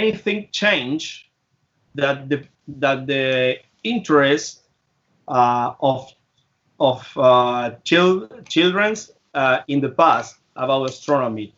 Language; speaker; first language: English; non-native, fluent; Spanish